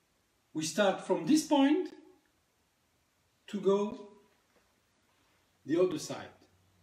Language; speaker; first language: English; non-native, learner; French